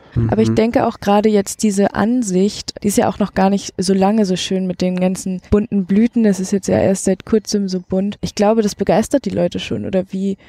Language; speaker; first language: German; non-native, fluent; Italian